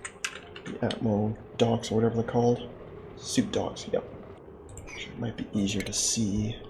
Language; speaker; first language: English; native; English